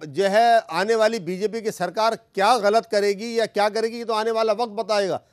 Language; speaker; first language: Hindi; native; Hindi